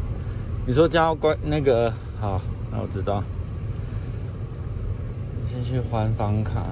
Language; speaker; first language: Chinese; native; Chinese